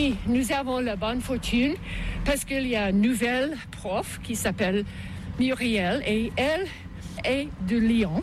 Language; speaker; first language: French; non-native, local second language; English